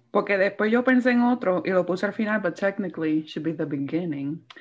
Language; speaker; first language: Spanish; early bilingual, heritage; Spanish